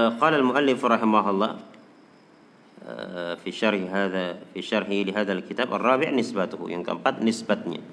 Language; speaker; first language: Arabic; non-native, fluent; Indonesian